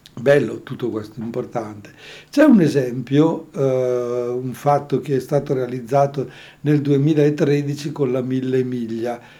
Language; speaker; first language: Italian; native; Italian